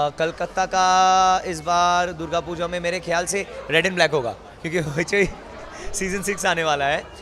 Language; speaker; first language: Hindi; non-native, local second language; Bangla